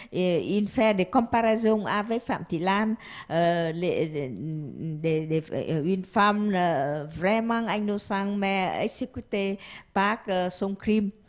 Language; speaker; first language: French; non-native, learner; Vietnamese